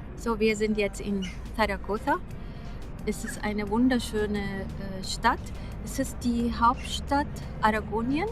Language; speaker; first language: German; non-native, fluent; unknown